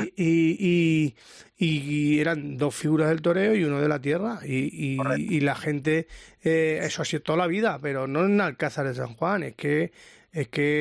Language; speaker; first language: Spanish; native; Spanish